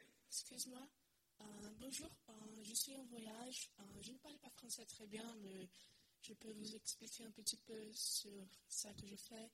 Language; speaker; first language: French; non-native, learner; Portuguese